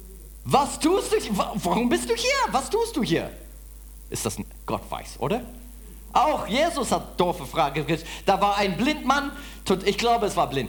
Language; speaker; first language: German; non-native, fluent; English